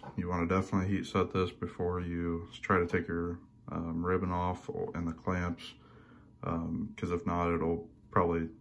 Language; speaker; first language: English; native; English